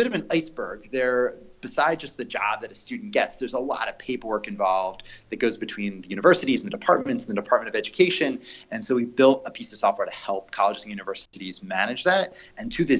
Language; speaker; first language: English; native; English